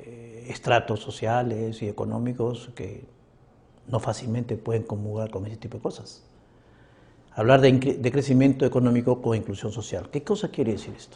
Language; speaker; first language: Spanish; native; Spanish